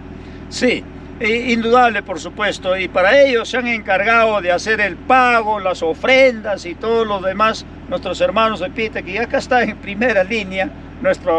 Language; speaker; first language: Spanish; native; Spanish